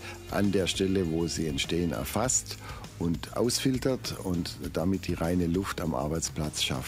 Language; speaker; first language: German; native; German